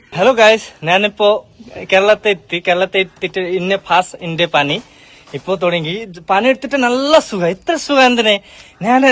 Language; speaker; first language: Malayalam; non-native, local second language; Bangla